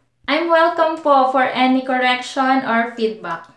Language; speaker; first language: English; non-native, local second language; Filipino